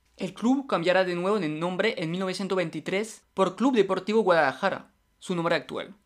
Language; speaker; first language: Spanish; non-native, fluent; French